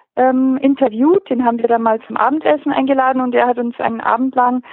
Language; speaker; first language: German; native; German